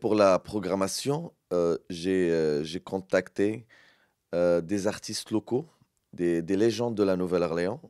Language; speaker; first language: French; non-native, local second language; Arabic